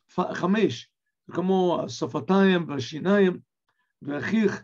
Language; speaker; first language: Hebrew; non-native, fluent; English